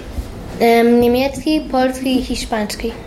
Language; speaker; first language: Polish; early bilingual, heritage; Polish